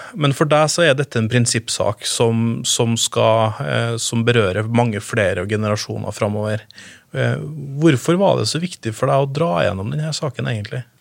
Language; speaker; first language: Norwegian; native; Norwegian